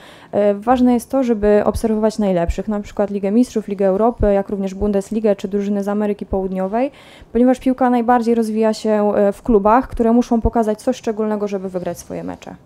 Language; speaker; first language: Polish; native; Polish